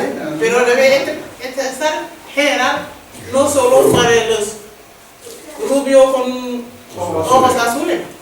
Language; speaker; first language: Spanish; non-native, learner; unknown